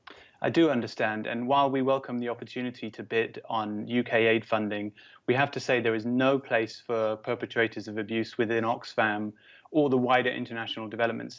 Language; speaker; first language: English; native; English